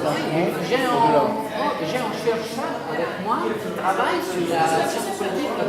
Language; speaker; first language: French; non-native, learner; Italian